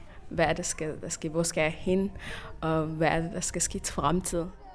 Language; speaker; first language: Danish; non-native, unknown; Tigrinya